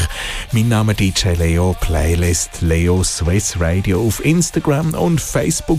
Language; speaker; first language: German; native; German